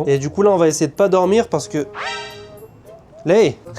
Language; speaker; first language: French; native; French